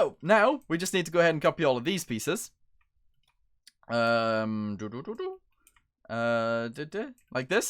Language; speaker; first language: English; native; English